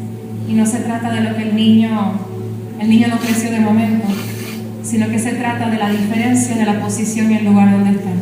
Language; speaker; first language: Spanish; native; Spanish